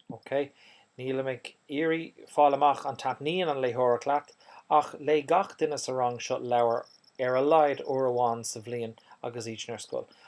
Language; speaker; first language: Irish; native; Irish